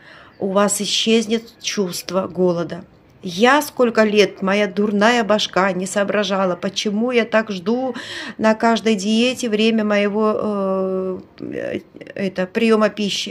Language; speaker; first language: Russian; native; Russian